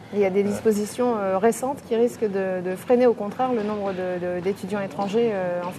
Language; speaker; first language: French; native; French